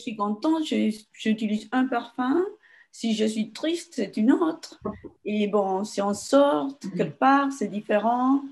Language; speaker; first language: French; non-native, fluent; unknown